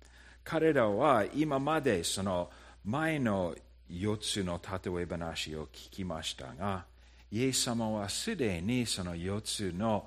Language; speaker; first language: Japanese; non-native, fluent; English